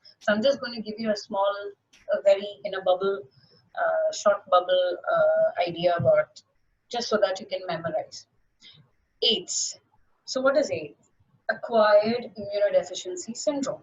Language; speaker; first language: English; non-native, local second language; Malayalam